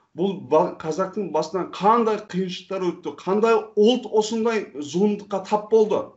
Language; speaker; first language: Kazakh; non-native, fluent; Turkish